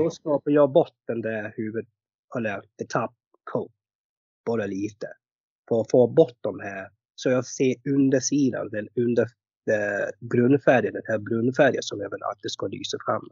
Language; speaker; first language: Swedish; non-native, fluent; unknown